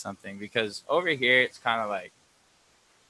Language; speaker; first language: English; native; English